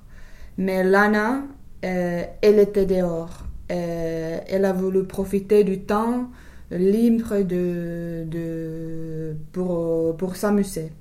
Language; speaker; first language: French; non-native, fluent; English